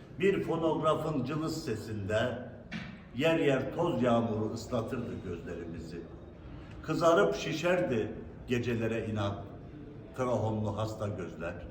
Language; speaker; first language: Turkish; native; Turkish